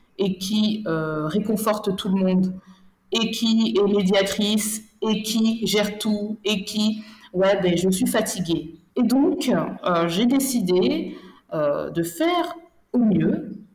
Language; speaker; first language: French; native; French